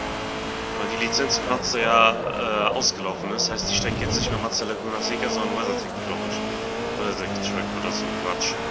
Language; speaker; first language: German; native; German